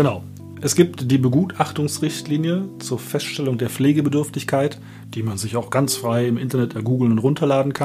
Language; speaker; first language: German; native; German